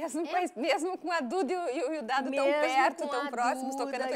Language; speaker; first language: Portuguese; native; Portuguese